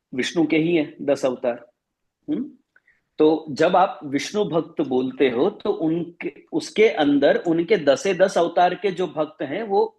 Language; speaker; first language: Hindi; non-native, local second language; Gujarati